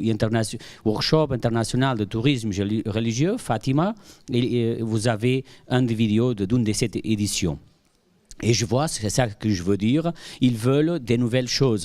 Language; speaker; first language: French; non-native, fluent; Portuguese